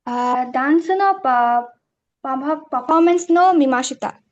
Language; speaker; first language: Japanese; non-native, learner; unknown